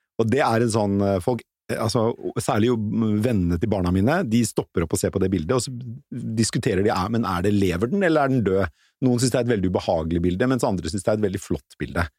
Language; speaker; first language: Norwegian; native; Norwegian